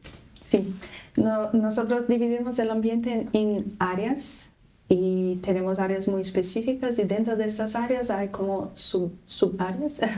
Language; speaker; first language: Spanish; non-native, fluent; Portuguese